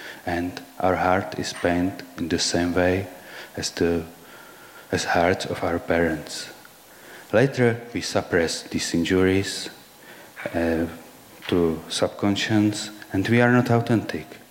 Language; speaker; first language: English; non-native, fluent; Czech